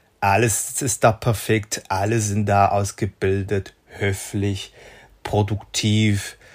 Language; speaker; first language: German; non-native, fluent; Spanish